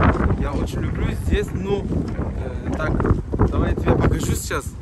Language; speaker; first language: Russian; non-native, learner; Turkish